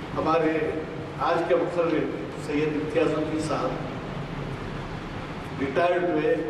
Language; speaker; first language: Urdu; native; Urdu